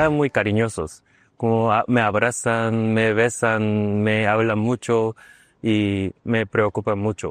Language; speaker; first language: Spanish; non-native, learner; Korean